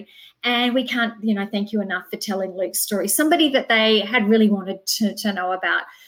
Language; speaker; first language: English; native; English